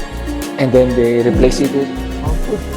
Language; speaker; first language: English; non-native, learner; Filipino